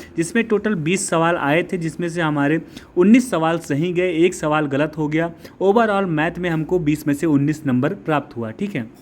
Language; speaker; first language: Hindi; native; Hindi